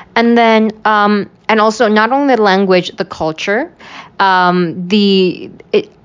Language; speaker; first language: English; non-native, fluent; Uyghur